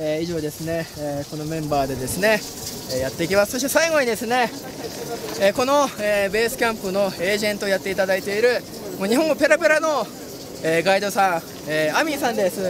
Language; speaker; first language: Japanese; native; Japanese